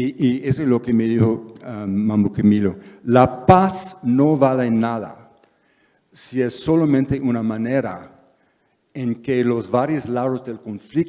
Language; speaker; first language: Spanish; non-native, fluent; English